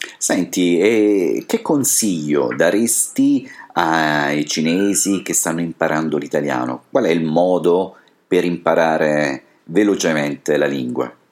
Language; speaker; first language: Italian; native; Italian